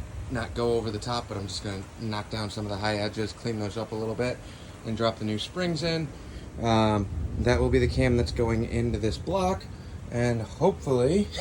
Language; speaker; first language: English; native; English